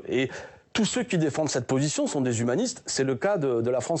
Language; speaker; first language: French; native; French